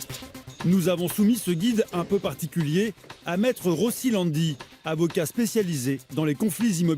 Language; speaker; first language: French; native; French